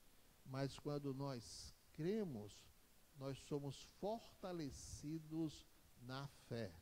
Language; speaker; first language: Portuguese; native; Portuguese